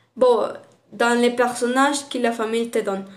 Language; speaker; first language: French; non-native, learner; Spanish